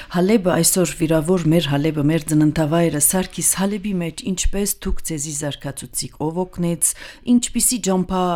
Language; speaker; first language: Armenian; early bilingual, heritage; Armenian